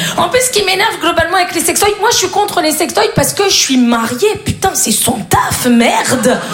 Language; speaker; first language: French; native; French